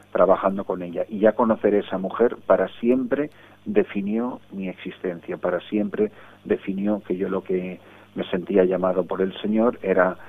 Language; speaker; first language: Spanish; early bilingual, other home language; English